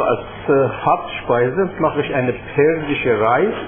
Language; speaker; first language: German; non-native, fluent; Persian